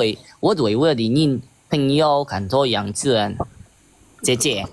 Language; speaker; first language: Chinese; non-native, learner; Indonesian